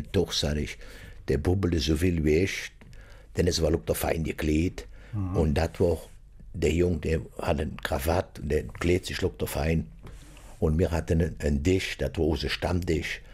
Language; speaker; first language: German; native; German